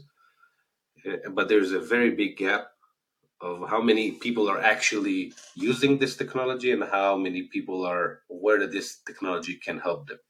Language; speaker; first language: English; non-native, fluent; Hebrew